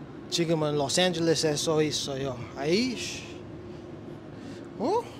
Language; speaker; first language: Korean; non-native, learner; English